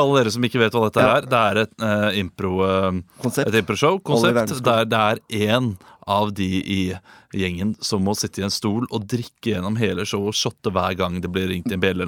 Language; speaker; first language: Norwegian; native; Norwegian